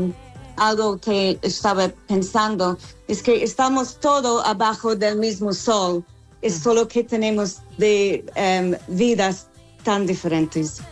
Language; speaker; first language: Spanish; non-native, fluent; English